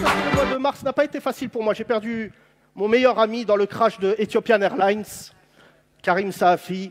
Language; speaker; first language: French; native; French